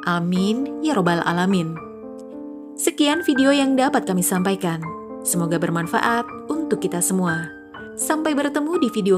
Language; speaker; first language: Indonesian; native; Indonesian